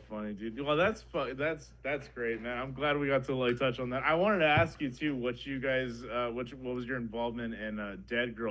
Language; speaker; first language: English; native; English